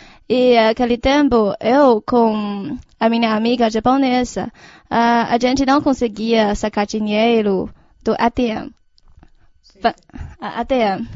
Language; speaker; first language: Portuguese; non-native, fluent; Chinese